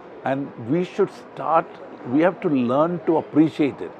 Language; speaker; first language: English; non-native, local second language; Malayalam